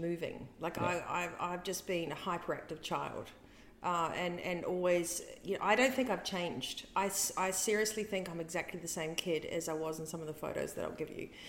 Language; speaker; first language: English; native; English